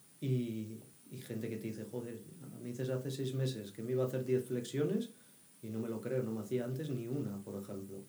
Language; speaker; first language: Spanish; native; Spanish